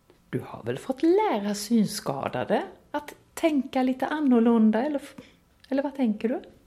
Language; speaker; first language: Swedish; native; Swedish